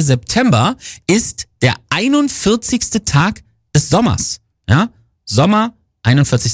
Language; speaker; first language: German; native; German